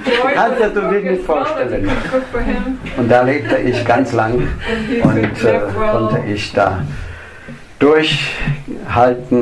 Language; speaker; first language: German; non-native, fluent; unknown